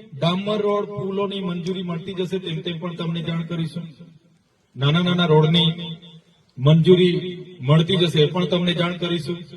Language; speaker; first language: Gujarati; non-native, local second language; Vasavi